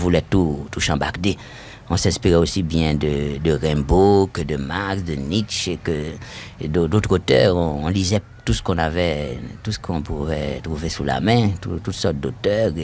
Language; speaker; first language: French; non-native, local second language; Haitian Creole